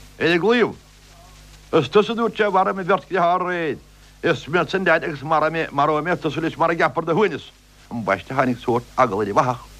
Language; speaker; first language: Irish; native; Irish